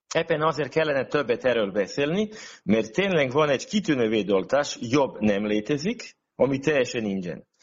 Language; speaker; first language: Hungarian; non-native, local second language; Serbian